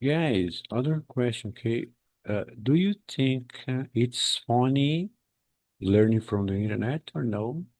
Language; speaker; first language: English; non-native, fluent; Portuguese